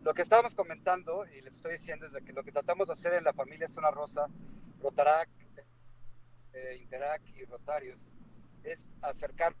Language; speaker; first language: Spanish; native; Spanish